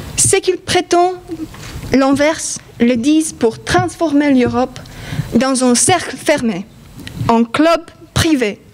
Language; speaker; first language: French; non-native, fluent; Polish